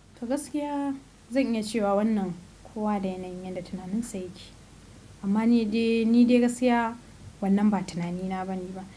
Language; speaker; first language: Hausa; native; Hausa